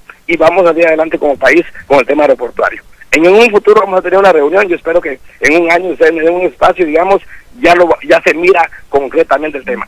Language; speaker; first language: Spanish; native; Spanish